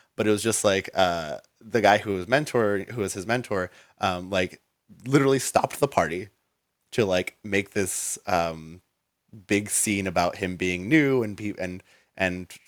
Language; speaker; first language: English; native; English